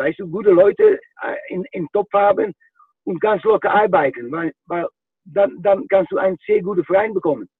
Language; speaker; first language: German; non-native, fluent; Dutch